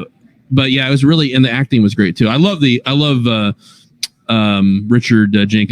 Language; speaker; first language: English; native; English